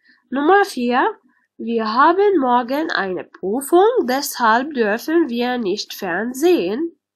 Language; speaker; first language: German; non-native, learner; Arabic